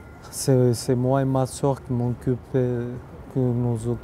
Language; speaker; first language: French; non-native, fluent; Bulgarian